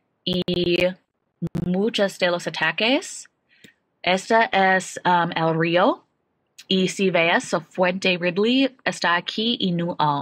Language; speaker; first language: Spanish; non-native, learner; English